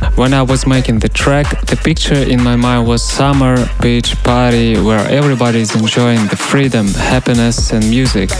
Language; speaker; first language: English; non-native, learner; Russian